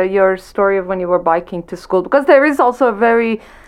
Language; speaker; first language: English; non-native, local second language; Persian